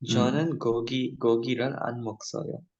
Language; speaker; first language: Korean; non-native, learner; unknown